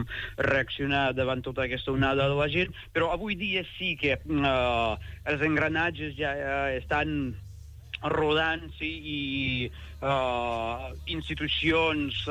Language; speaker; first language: Catalan; non-native, fluent; Ukrainian